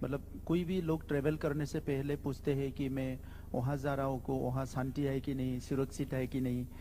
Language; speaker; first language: Hindi; non-native, local second language; Bodo